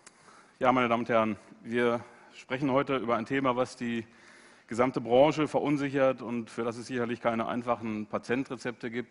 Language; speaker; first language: German; native; German